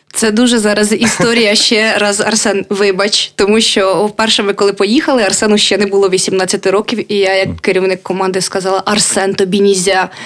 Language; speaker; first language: Ukrainian; native; Ukrainian